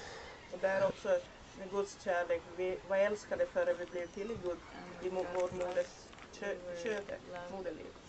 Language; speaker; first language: Swedish; native; Swedish